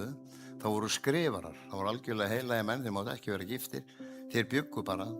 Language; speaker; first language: Icelandic; native; Icelandic